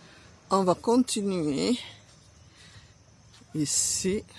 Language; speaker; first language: French; non-native, fluent; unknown